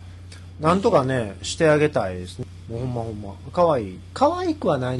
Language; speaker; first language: Japanese; native; Japanese